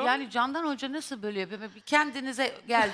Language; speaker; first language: Turkish; native; Turkish